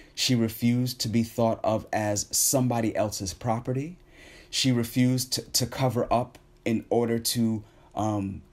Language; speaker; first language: English; native; English